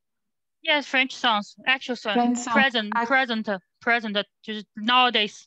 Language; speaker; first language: English; non-native, learner; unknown